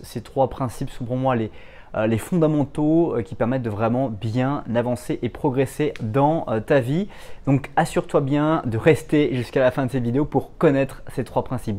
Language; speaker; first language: French; native; French